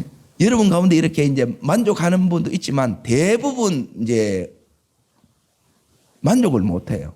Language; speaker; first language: Korean; native; Korean